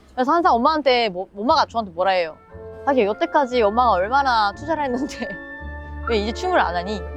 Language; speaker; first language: Korean; non-native, fluent; Japanese